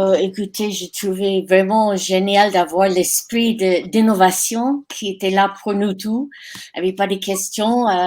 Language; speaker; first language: French; non-native, fluent; English